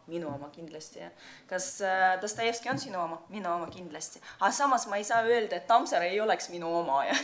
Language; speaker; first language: Estonian; non-native, local second language; Russian